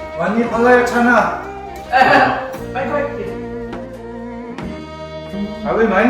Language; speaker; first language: Thai; non-native, learner; Korean